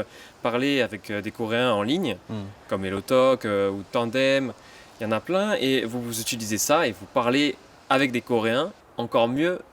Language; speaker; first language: French; native; French